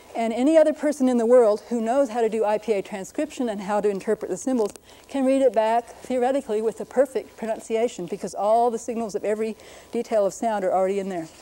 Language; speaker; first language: English; native; English